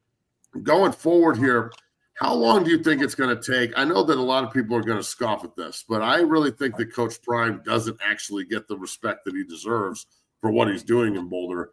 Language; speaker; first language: English; native; English